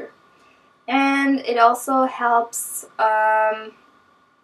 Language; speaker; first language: English; non-native, fluent; German